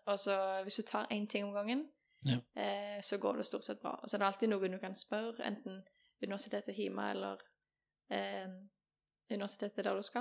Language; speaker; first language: Norwegian; native; Norwegian